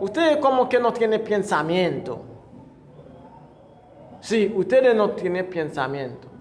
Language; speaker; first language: Spanish; non-native, fluent; Haitian Creole